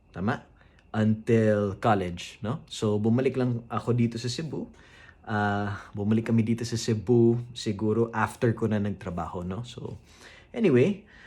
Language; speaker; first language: Filipino; non-native, local second language; Cebuano